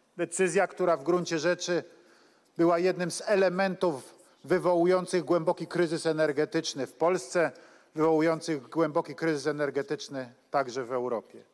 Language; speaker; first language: Polish; native; Polish